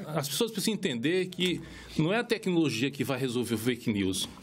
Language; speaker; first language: Portuguese; native; Portuguese